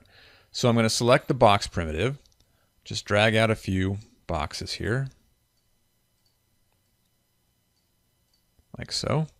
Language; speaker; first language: English; native; English